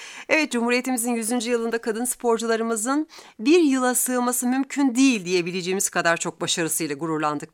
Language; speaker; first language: Turkish; native; Turkish